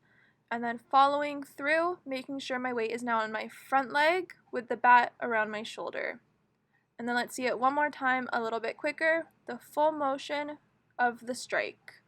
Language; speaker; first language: English; native; English